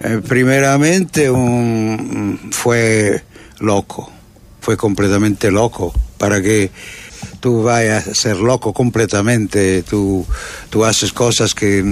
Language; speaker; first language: Spanish; non-native, learner; Italian